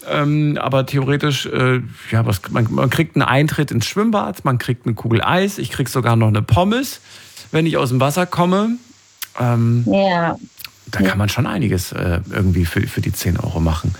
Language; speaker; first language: German; native; German